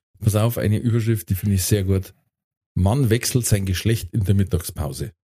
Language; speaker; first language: German; native; German